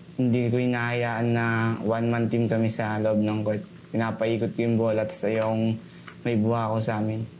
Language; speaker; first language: Filipino; native; Filipino